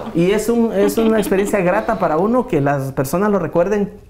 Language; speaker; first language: Spanish; native; Spanish